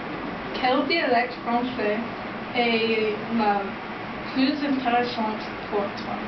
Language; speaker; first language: French; non-native, learner; English